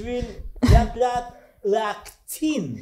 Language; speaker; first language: Hebrew; non-native, fluent; Russian